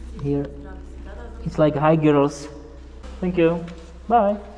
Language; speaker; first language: English; non-native, learner; Czech